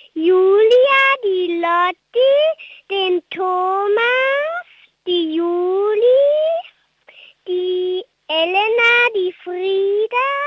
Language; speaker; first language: German; native; German